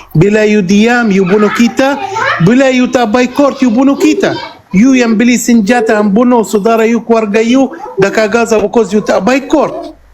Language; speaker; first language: Malay; non-native, fluent; Arabic